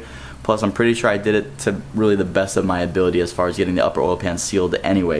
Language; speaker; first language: English; native; English